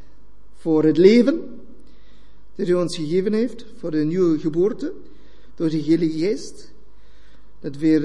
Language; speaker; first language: Dutch; non-native, fluent; German